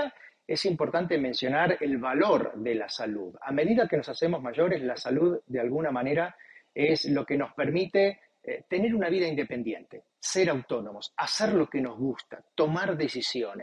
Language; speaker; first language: Spanish; native; Spanish